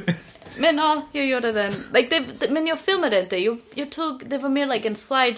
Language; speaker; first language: Swedish; non-native, learner; English